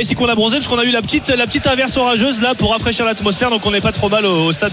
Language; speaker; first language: French; native; French